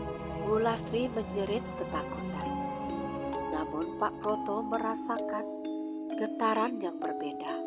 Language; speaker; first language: Indonesian; native; Indonesian